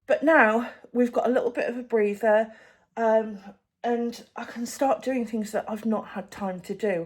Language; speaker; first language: English; native; English